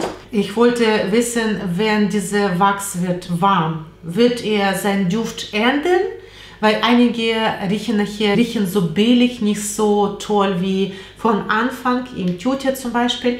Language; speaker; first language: German; non-native, learner; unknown